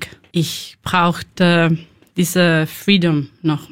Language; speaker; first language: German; non-native, learner; Spanish